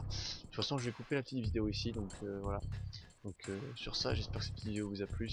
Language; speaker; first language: French; native; French